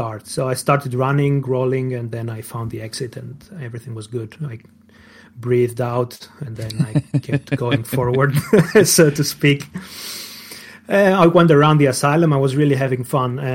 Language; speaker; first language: English; non-native, fluent; Greek